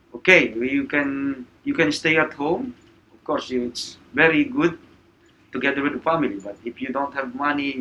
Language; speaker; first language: English; non-native, local second language; Filipino